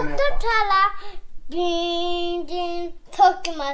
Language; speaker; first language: Japanese; early bilingual, heritage; Japanese